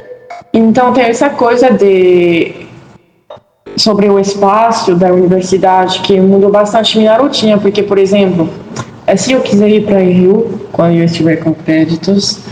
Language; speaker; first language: Portuguese; non-native, fluent; French